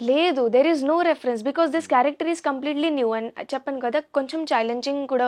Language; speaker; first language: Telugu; non-native, learner; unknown